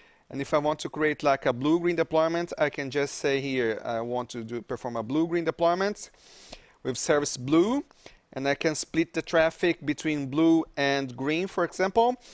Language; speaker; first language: English; non-native, fluent; Portuguese